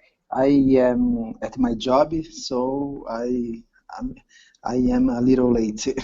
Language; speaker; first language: English; non-native, learner; Portuguese